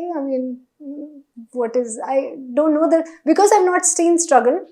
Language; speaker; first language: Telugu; non-native, local second language; Hindi